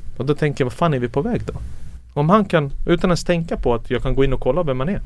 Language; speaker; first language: Swedish; early bilingual, other home language; Serbian